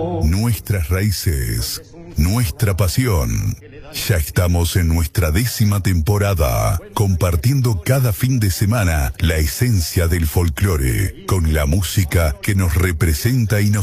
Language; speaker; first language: Spanish; native; Spanish